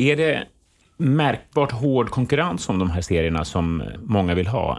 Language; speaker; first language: Swedish; native; Swedish